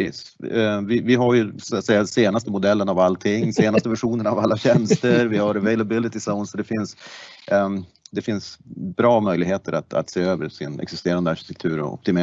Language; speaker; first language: Swedish; native; Swedish